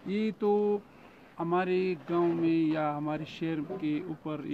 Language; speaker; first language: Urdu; non-native, local second language; Pashto